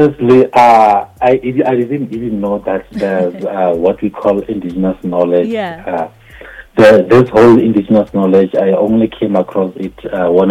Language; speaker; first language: English; non-native, local second language; Northern Sotho